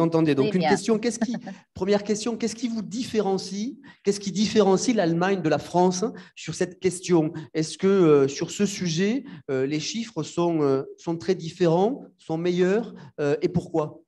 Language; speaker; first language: French; native; French